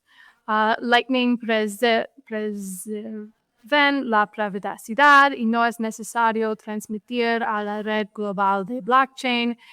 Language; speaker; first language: Spanish; non-native, fluent; English